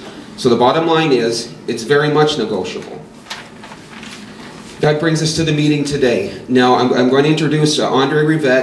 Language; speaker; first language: English; native; English